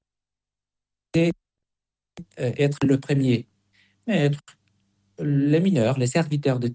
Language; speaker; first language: French; non-native, fluent; Spanish